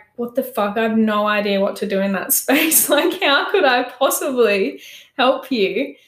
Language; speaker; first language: English; native; English